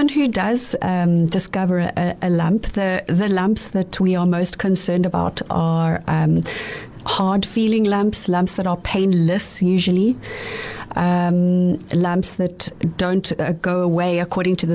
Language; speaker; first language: English; native; English